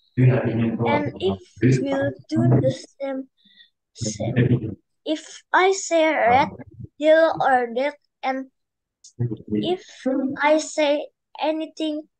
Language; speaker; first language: English; non-native, learner; Indonesian